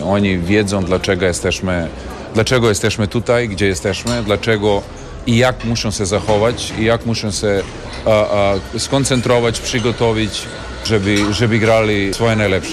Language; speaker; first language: Polish; non-native, fluent; Serbian